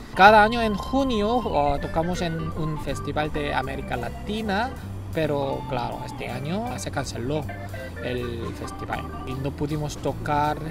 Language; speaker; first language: Spanish; non-native, fluent; Korean